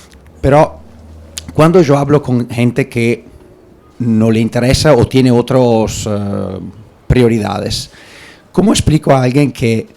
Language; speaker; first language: Spanish; non-native, learner; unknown